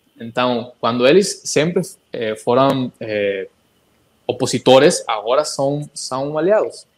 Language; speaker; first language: Portuguese; non-native, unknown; Spanish